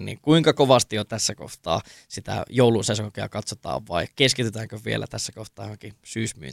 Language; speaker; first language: Finnish; native; Finnish